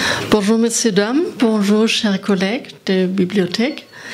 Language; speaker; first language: French; non-native, learner; German